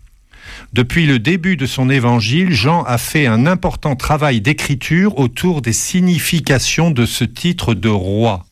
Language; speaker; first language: French; native; French